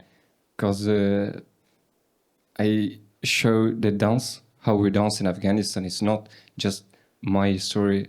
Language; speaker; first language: English; non-native, learner; Persian